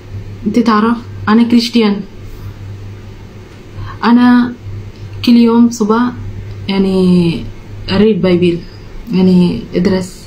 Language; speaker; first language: Arabic; non-native, learner; Telugu